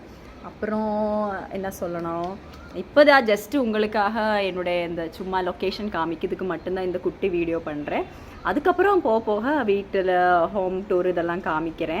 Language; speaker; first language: Tamil; non-native, learner; Malayalam